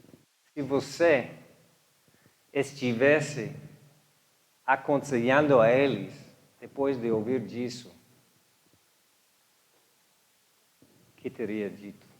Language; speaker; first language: Portuguese; non-native, fluent; English